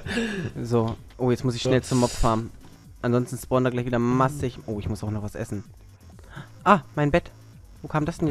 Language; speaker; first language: German; native; German